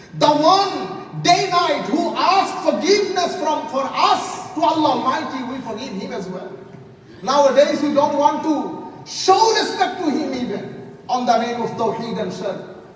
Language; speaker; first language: English; non-native, local second language; Bangla